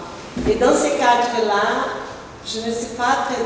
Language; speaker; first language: French; non-native, fluent; Portuguese